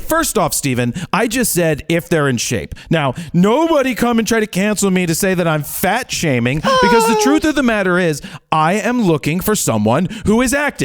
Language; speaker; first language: English; native; English